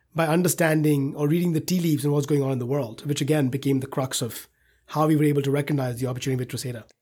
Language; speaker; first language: English; non-native, local second language; Hindi